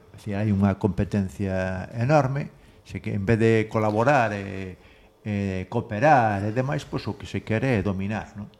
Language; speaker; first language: Galician; non-native, local second language; Spanish